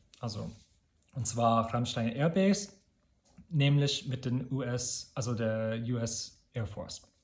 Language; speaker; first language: German; non-native, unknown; English